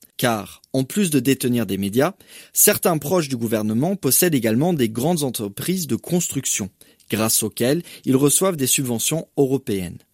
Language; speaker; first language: French; native; French